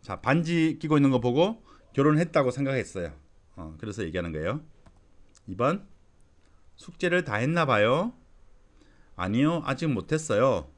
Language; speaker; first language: Korean; native; Korean